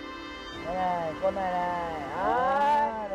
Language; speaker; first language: Vietnamese; native; Vietnamese